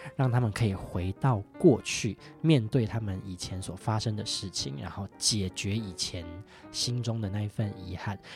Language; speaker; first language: Chinese; native; Chinese